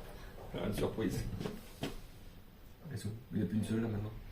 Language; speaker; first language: French; native; French